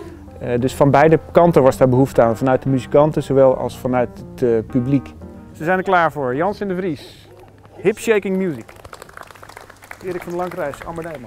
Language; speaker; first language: Dutch; native; Dutch